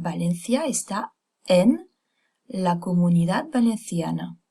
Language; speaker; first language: Spanish; non-native, fluent; French